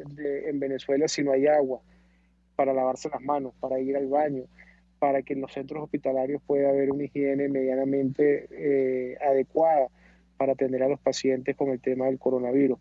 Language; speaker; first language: Spanish; native; Spanish